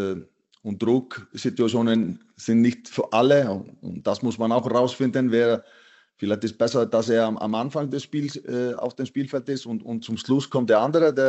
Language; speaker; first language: German; non-native, fluent; Icelandic